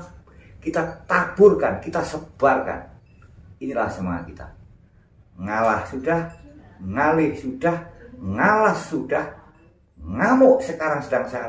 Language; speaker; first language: Indonesian; non-native, local second language; Javanese